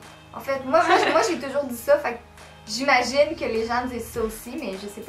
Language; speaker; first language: French; native; French